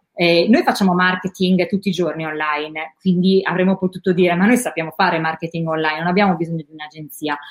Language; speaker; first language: Italian; native; Italian